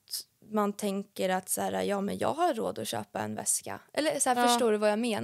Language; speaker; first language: Swedish; native; Swedish